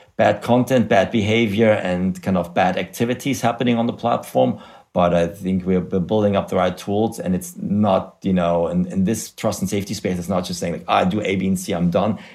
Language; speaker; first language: English; non-native, fluent; German